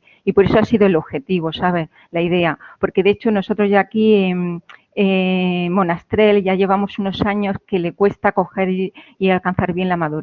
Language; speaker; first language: Spanish; native; Spanish